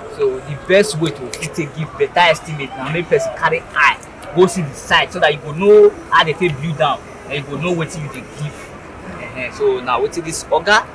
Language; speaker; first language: Nigerian Pidgin; native; Nigerian Pidgin